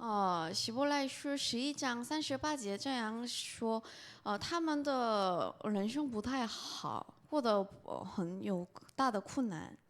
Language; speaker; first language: Chinese; non-native, fluent; Korean